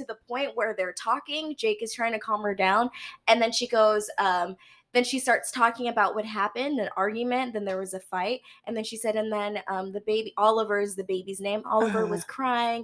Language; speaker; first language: English; native; English